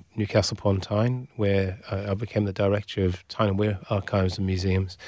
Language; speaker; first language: English; native; English